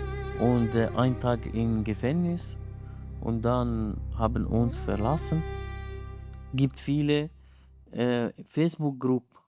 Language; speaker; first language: German; non-native, learner; Arabic